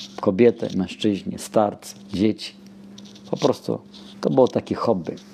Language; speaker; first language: Polish; non-native, fluent; Russian